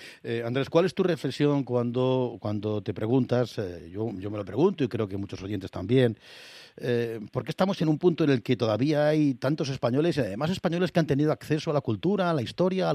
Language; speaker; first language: Spanish; native; Spanish